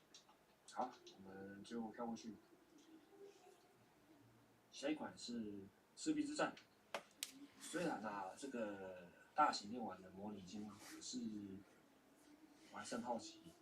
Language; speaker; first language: Chinese; native; Chinese